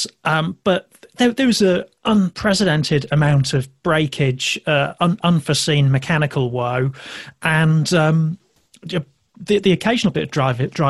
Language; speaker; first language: English; native; English